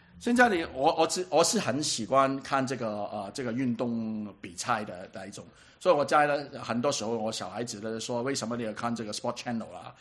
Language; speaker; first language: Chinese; non-native, local second language; Cantonese